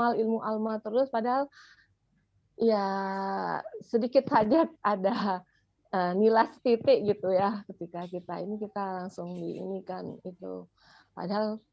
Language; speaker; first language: Indonesian; native; Indonesian